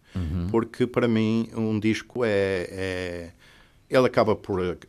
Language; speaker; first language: Portuguese; native; Portuguese